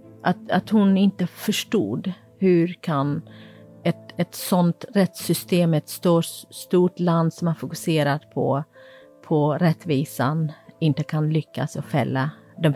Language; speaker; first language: Swedish; non-native, fluent; Kurdish